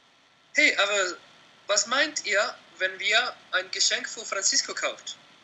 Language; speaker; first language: German; non-native, learner; Spanish